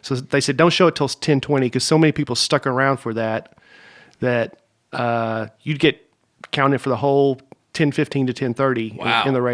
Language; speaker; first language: English; native; English